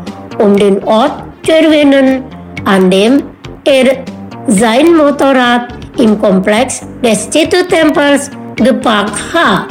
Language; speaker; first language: German; non-native, learner; Indonesian